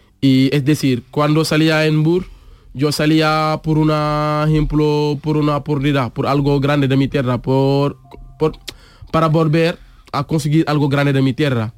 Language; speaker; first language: Spanish; non-native, fluent; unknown